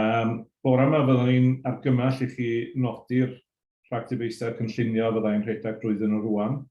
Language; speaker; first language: Welsh; native; Welsh